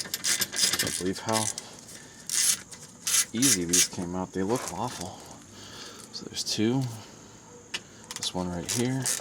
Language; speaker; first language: English; native; English